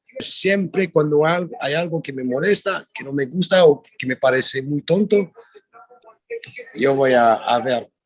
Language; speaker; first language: Spanish; non-native, learner; French